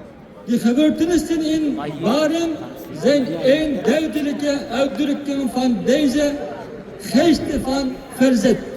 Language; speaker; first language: Dutch; non-native, fluent; Uyghur